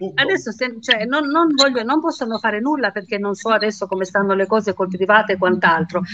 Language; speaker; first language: Italian; non-native, local second language; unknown